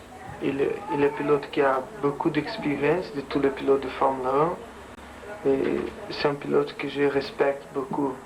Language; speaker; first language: French; non-native, learner; Portuguese